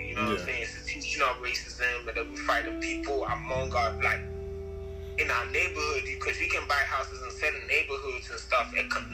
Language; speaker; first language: English; non-native, local second language; Akan